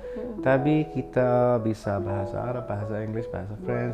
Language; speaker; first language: Indonesian; non-native, learner; Arabic